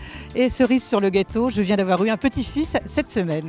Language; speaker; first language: French; native; French